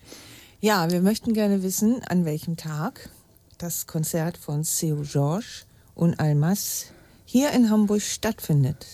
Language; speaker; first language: German; native; German